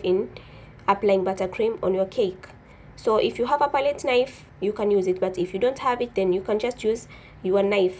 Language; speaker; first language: English; non-native, local second language; Swahili